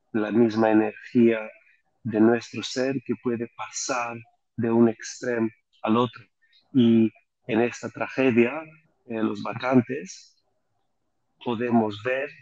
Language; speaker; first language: Spanish; non-native, fluent; Greek